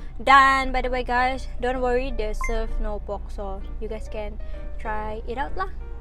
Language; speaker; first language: English; non-native, local second language; Malay